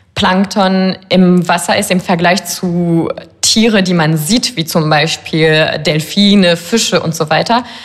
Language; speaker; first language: German; non-native, fluent; French